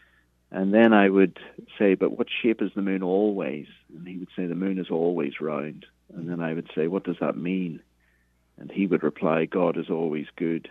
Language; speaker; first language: English; native; English